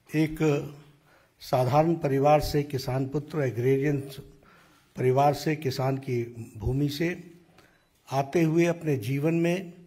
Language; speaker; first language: Hindi; native; Hindi